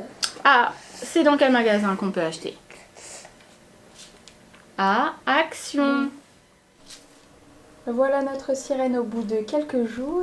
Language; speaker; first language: French; native; French